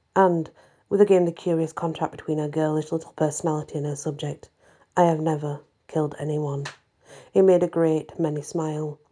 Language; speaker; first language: English; native; English